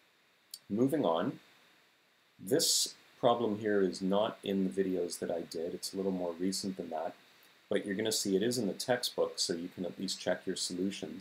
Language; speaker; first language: English; native; English